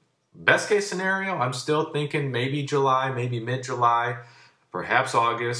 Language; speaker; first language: English; native; English